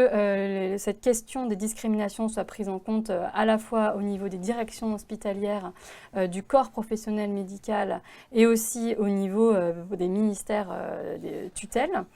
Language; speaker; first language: French; native; French